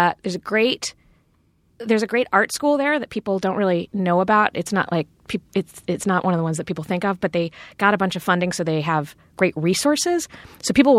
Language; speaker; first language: English; native; English